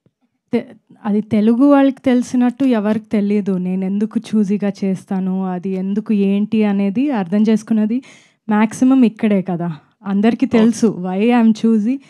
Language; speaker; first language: Telugu; non-native, fluent; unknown